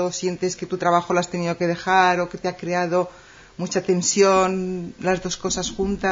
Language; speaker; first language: Spanish; native; Spanish